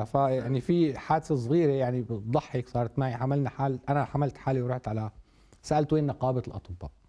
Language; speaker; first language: Arabic; native; Arabic